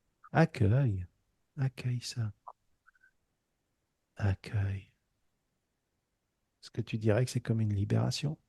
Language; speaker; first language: French; native; French